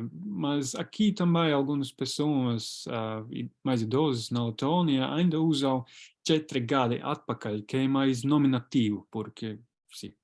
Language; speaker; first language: Portuguese; non-native, fluent; Latvian